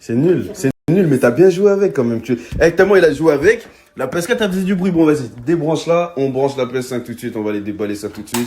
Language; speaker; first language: French; native; French